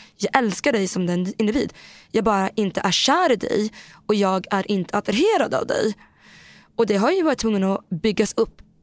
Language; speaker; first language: Swedish; native; Swedish